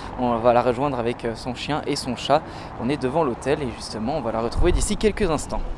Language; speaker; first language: French; native; French